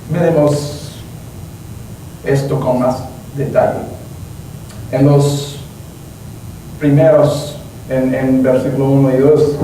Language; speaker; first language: Spanish; non-native, learner; English